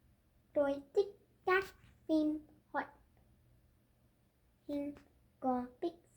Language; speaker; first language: Vietnamese; non-native, learner; English